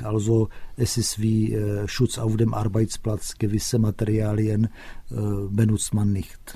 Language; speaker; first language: German; non-native, fluent; Czech